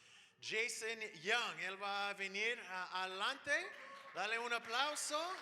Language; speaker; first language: Spanish; non-native, fluent; English